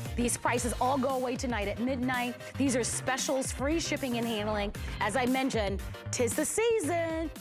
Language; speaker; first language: English; native; English